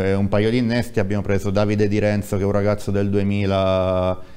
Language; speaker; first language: Italian; native; Italian